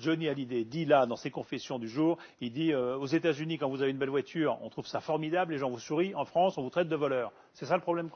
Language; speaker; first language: French; native; French